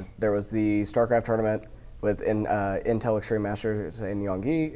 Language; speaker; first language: English; native; English